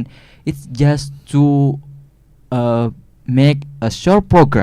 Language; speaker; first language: English; non-native, learner; Indonesian